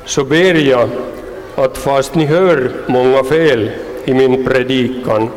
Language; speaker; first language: Swedish; non-native, local second language; Finnish